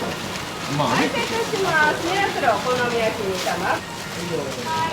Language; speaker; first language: Japanese; native; Japanese